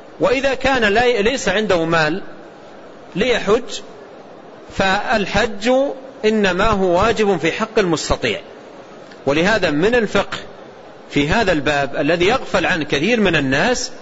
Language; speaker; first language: Arabic; native; Arabic